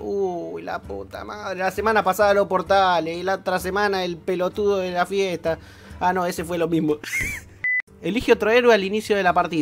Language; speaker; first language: Spanish; native; Spanish